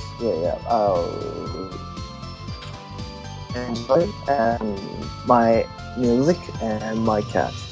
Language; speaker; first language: English; non-native, learner; Japanese